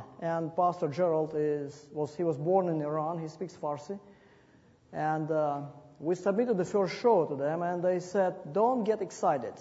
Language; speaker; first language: English; non-native, fluent; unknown